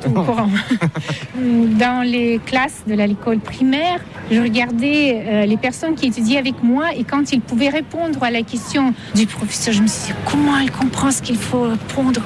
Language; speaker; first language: French; non-native, fluent; Russian